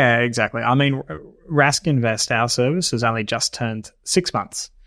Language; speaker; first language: English; native; English